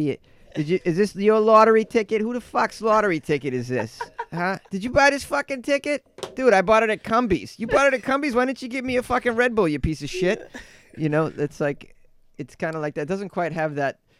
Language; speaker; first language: English; native; English